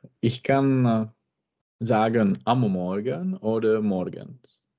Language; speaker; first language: German; non-native, learner; Czech